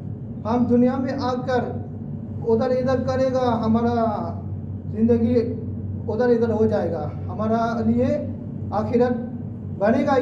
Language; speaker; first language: Hindi; non-native, fluent; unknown